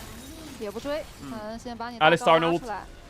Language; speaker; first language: Chinese; native; Chinese